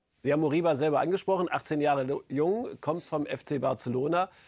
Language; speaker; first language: German; native; German